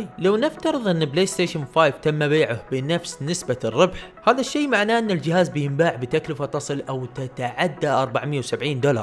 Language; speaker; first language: Arabic; native; Arabic